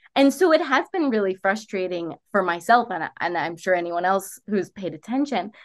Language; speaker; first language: English; native; English